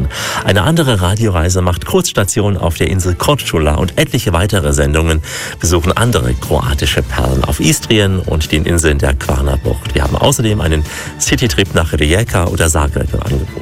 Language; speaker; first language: German; native; German